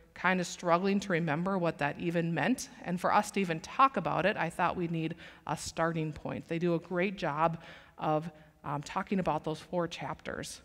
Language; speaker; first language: English; native; English